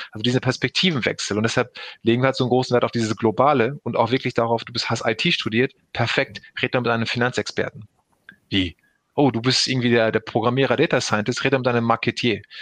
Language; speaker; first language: German; early bilingual, other home language; Turkish